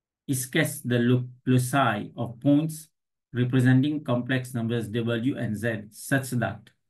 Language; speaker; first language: English; non-native, local second language; Morisyen